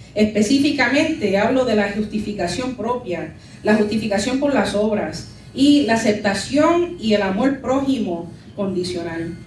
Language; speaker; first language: Spanish; early bilingual, heritage; Spanish